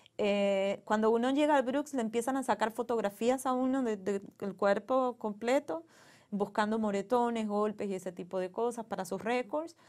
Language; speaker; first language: Spanish; native; Spanish